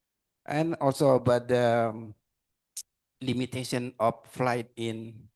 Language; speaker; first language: English; non-native, learner; Indonesian